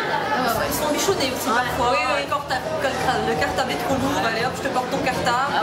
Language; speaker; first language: French; native; French